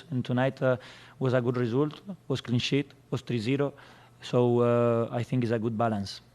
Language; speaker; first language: English; non-native, fluent; Spanish